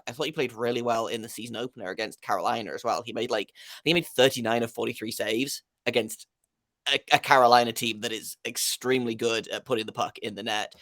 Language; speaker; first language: English; native; English